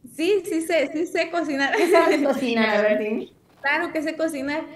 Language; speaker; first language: Spanish; native; Spanish